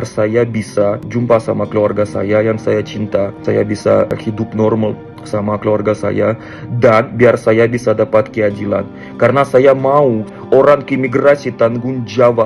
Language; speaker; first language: Indonesian; non-native, fluent; Russian